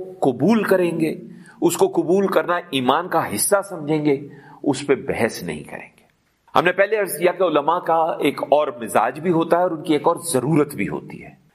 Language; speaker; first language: Urdu; non-native, local second language; Punjabi